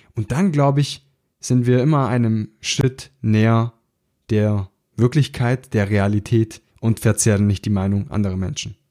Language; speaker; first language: German; early bilingual, other home language; Italian